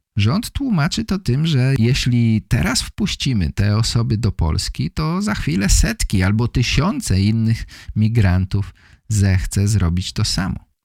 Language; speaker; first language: Polish; native; Polish